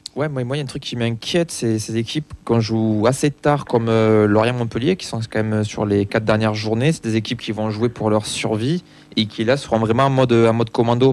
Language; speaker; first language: French; native; French